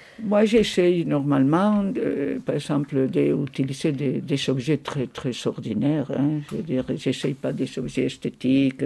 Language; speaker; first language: French; non-native, fluent; Spanish